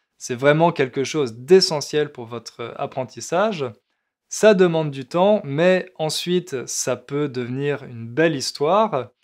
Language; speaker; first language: French; native; French